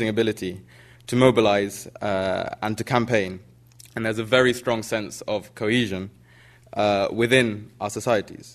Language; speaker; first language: English; native; English